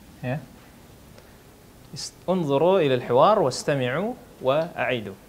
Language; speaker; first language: Arabic; non-native, fluent; Indonesian